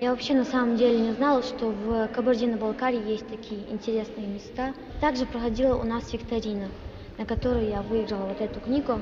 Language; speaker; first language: Russian; native; Russian